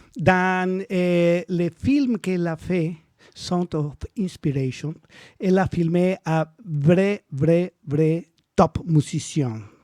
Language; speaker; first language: French; non-native, learner; Spanish